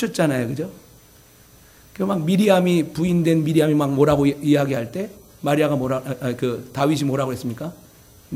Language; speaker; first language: Korean; native; Korean